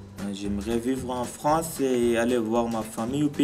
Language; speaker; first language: French; non-native, learner; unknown